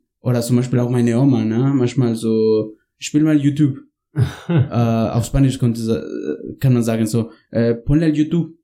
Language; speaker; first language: German; non-native, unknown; Spanish